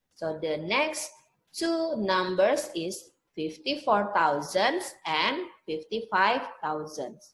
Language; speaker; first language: English; non-native, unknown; Indonesian